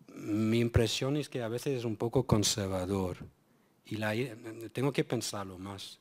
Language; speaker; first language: Spanish; non-native, fluent; English